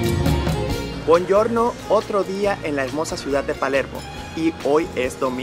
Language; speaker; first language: Spanish; native; Spanish